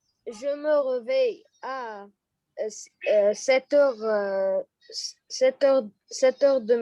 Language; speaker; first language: French; non-native, learner; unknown